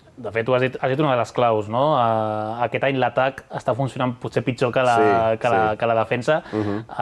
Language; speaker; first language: Catalan; native; Catalan